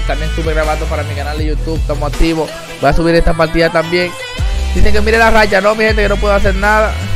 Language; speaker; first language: Spanish; native; Spanish